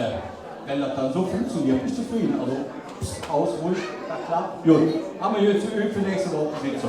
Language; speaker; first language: German; native; German